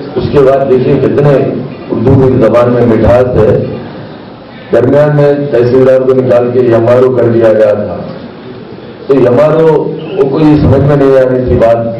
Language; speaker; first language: Urdu; native; Urdu